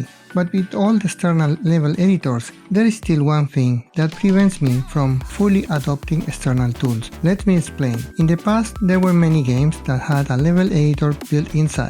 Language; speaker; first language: English; non-native, fluent; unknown